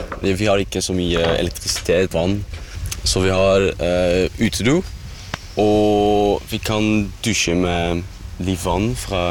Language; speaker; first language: Norwegian; non-native, fluent; Dutch